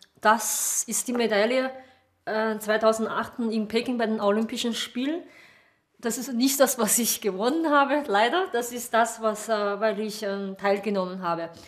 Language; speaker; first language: German; non-native, fluent; Chinese